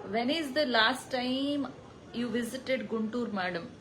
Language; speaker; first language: English; non-native, local second language; Telugu